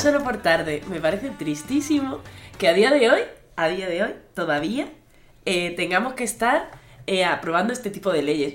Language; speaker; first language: Spanish; native; Spanish